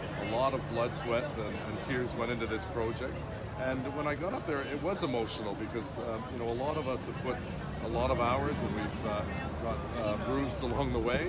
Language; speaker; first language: English; native; English